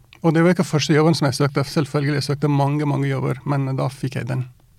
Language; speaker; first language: Norwegian; non-native, fluent; Persian